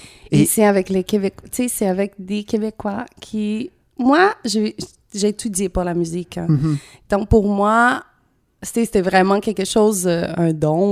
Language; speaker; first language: French; non-native, fluent; Portuguese